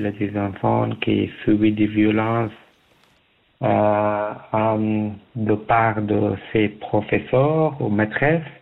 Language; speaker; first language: French; non-native, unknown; Persian